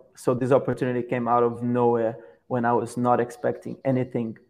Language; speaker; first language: English; non-native, fluent; Portuguese